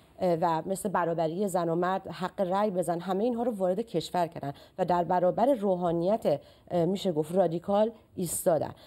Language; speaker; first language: Persian; native; Persian